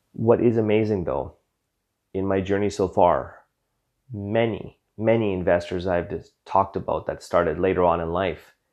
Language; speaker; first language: English; native; English